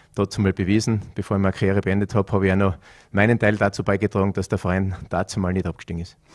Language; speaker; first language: German; native; German